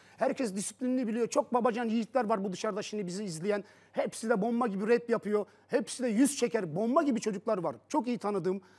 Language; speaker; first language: Turkish; early bilingual, heritage; Turkish